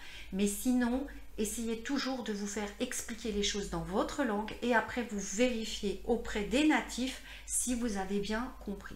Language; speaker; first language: French; native; French